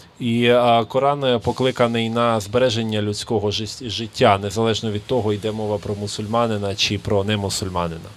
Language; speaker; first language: Ukrainian; native; Ukrainian